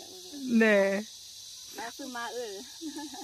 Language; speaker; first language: Korean; non-native, learner; Lao